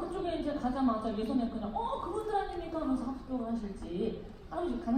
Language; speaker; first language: Korean; native; Korean